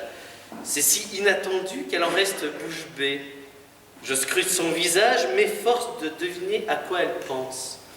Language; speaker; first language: French; native; French